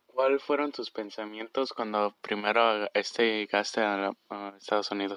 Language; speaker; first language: Spanish; early bilingual, heritage; Spanish